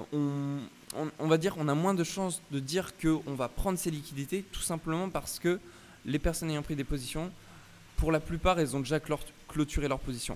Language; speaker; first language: French; native; French